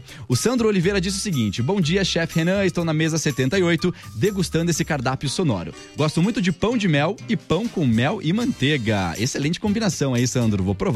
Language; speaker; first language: Portuguese; native; Portuguese